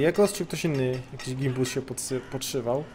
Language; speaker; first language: Polish; native; Polish